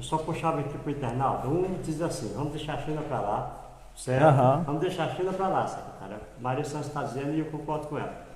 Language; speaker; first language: Portuguese; native; Portuguese